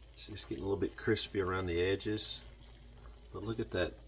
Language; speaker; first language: English; native; English